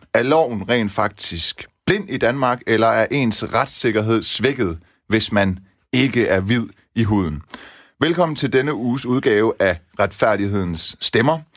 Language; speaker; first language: Danish; early bilingual, other home language; Persian